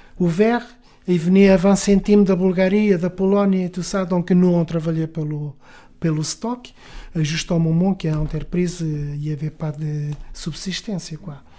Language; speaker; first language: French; non-native, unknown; Portuguese